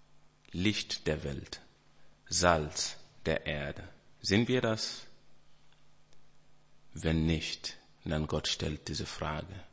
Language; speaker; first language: German; non-native, fluent; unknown